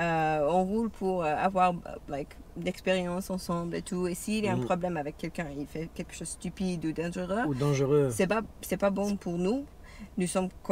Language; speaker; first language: French; non-native, learner; English